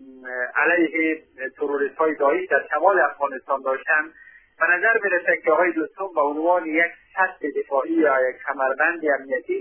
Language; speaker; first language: Persian; native; Persian